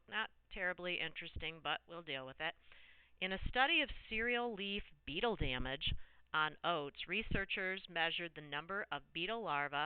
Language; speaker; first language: English; native; English